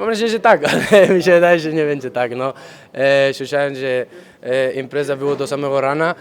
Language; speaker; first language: Polish; non-native, fluent; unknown